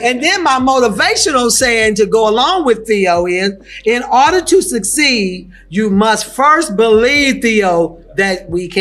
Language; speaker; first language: English; native; English